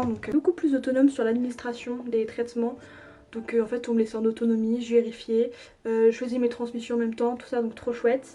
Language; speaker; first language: French; native; French